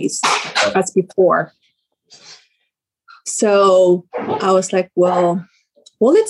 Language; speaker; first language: English; native; English